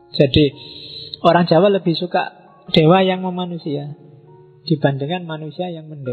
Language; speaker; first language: Indonesian; non-native, local second language; Javanese